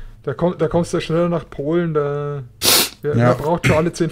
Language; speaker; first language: German; native; German